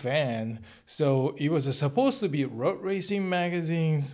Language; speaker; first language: English; non-native, learner; Japanese